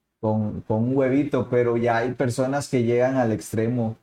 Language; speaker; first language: Spanish; native; Spanish